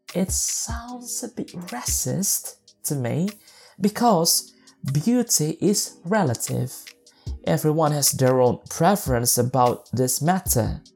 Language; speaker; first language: English; non-native, fluent; Indonesian